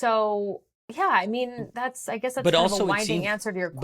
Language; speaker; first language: English; native; English